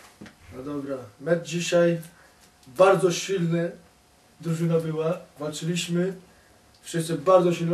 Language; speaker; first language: Polish; non-native, learner; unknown